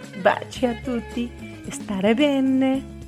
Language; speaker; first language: Italian; non-native, fluent; Portuguese